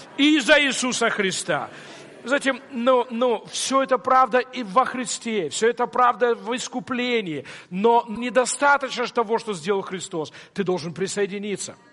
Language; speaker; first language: Russian; non-native, local second language; Ukrainian